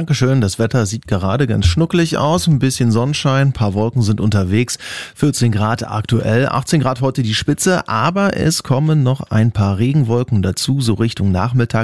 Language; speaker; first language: German; native; German